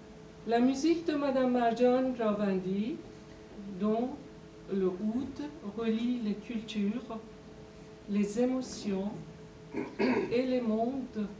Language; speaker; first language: French; non-native, fluent; Persian